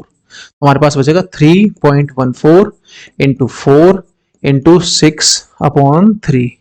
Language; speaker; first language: Hindi; native; Hindi